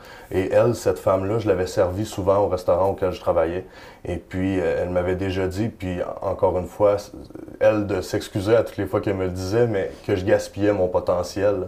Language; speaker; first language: French; native; French